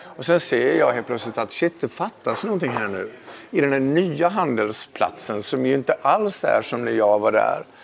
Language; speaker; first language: Swedish; native; Swedish